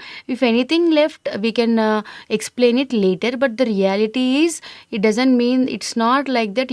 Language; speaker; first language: English; non-native, local second language; Telugu